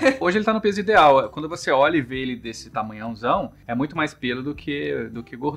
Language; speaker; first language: Portuguese; native; Portuguese